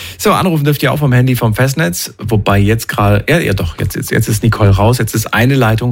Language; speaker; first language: German; native; German